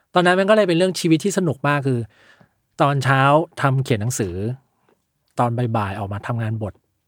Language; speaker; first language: Thai; early bilingual, other home language; Chinese